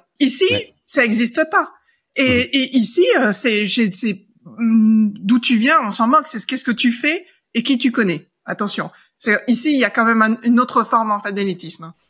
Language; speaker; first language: French; native; French